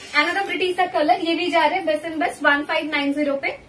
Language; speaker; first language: Hindi; non-native, local second language; Bangla